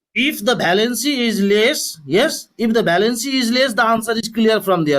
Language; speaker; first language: English; non-native, local second language; Nepali